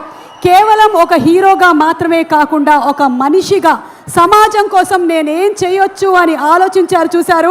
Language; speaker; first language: Telugu; native; Telugu